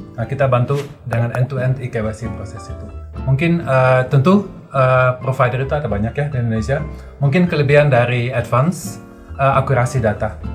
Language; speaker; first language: Indonesian; non-native, fluent; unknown